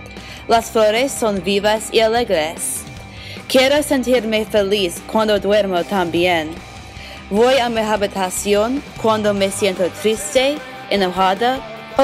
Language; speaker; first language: Spanish; non-native, learner; English